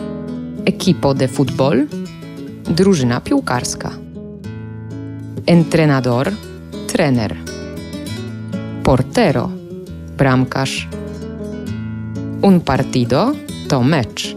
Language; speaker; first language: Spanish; non-native, fluent; Polish